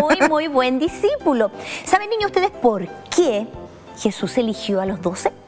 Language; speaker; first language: Spanish; native; Spanish